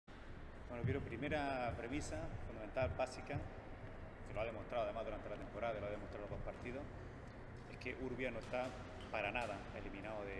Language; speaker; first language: Spanish; native; Spanish